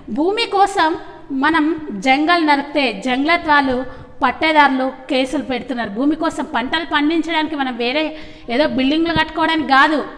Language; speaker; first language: Telugu; native; Telugu